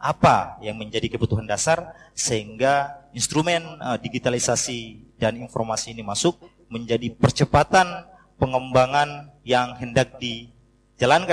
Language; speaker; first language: Indonesian; native; Indonesian